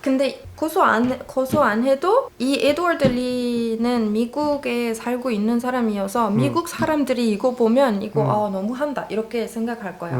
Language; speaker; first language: Korean; non-native, fluent; Arabic